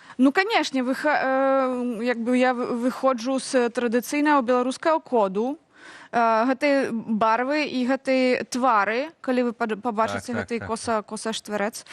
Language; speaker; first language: Belarusian; native; Belarusian